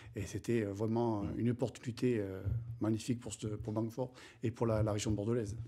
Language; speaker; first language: French; native; French